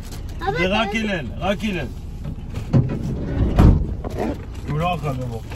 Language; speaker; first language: Hebrew; native; Hebrew